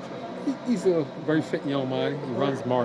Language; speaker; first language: English; native; English